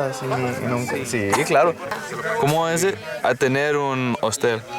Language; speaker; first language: Spanish; non-native, learner; Danish